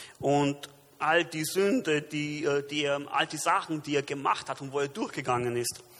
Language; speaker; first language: German; early bilingual, other home language; Romanian